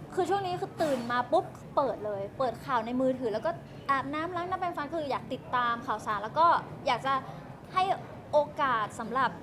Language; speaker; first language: Thai; native; Thai